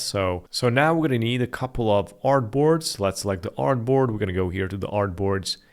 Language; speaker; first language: English; non-native, fluent; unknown